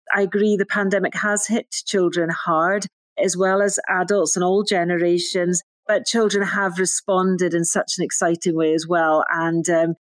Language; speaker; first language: English; native; English